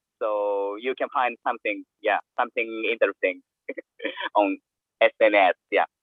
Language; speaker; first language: English; non-native, learner; Japanese